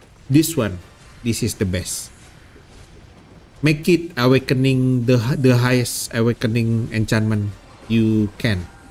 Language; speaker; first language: English; non-native, learner; Indonesian